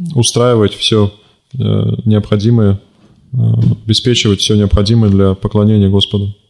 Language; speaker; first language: Russian; native; Russian